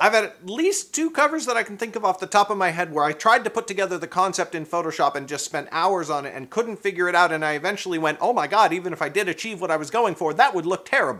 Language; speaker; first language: English; native; English